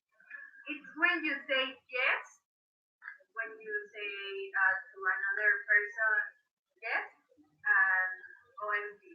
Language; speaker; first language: English; non-native, learner; Spanish